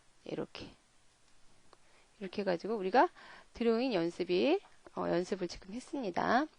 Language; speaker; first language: Korean; native; Korean